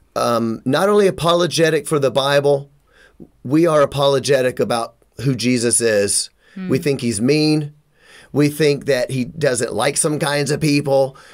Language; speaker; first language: English; native; English